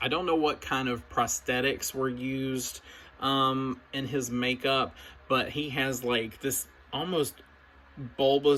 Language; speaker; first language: English; native; English